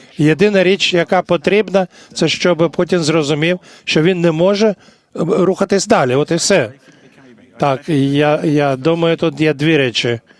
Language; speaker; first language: Ukrainian; non-native, fluent; English